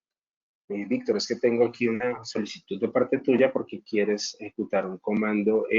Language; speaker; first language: Spanish; native; Spanish